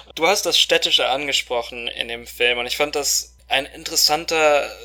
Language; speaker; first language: German; non-native, fluent; Russian